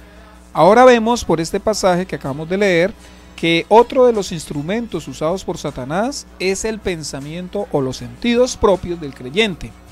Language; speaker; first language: Spanish; native; Spanish